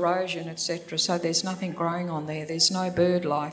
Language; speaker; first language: English; native; English